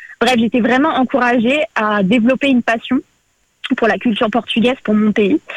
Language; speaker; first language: French; early bilingual, other home language; Portuguese